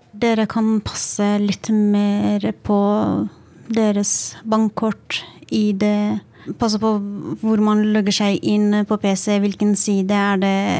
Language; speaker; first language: Norwegian; non-native, fluent; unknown